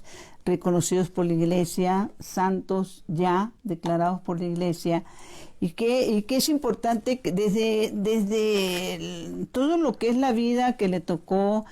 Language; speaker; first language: Spanish; native; Spanish